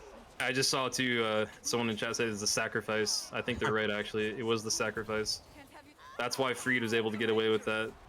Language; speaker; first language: English; native; English